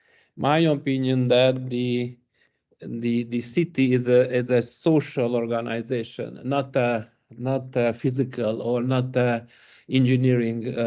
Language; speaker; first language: English; non-native, learner; Hungarian